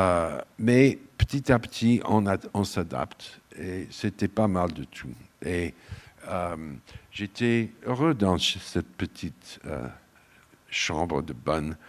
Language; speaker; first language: French; non-native, fluent; English